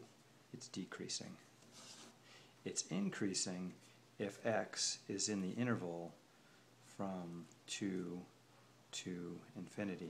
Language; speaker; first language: English; native; English